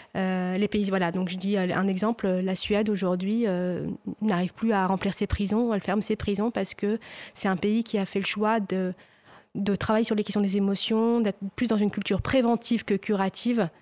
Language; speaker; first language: French; non-native, local second language; Arabic